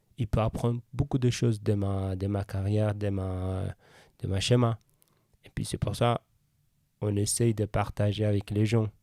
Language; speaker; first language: French; non-native, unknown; Tigrinya